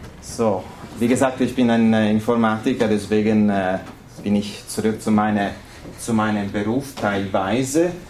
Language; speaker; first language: German; non-native, fluent; Italian